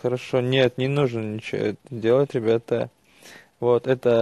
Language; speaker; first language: Russian; native; Russian